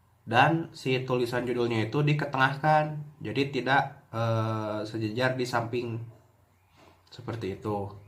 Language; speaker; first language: Indonesian; native; Indonesian